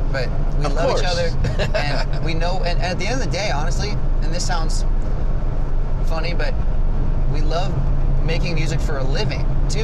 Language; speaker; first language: English; native; English